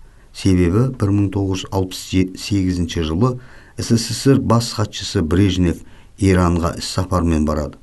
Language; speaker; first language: Kazakh; native; Kazakh